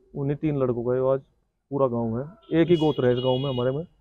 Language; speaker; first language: Hindi; native; Hindi